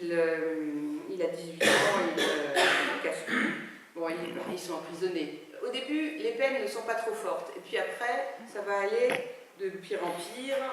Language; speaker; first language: French; native; French